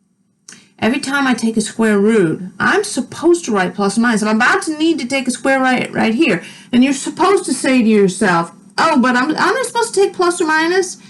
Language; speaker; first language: English; native; English